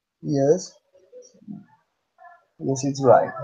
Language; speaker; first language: English; non-native, learner; Spanish